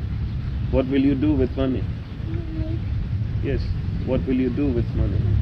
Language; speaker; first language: English; non-native, local second language; Hindi